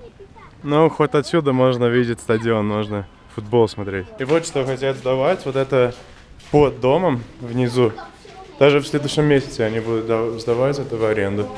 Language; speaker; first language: Russian; non-native, fluent; English